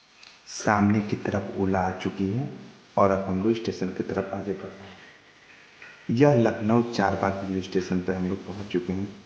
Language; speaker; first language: Hindi; native; Hindi